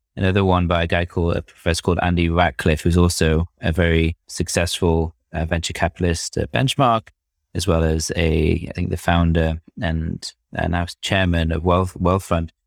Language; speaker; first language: English; native; English